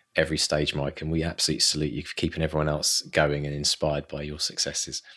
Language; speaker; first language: English; native; English